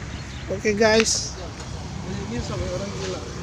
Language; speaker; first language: Indonesian; non-native, local second language; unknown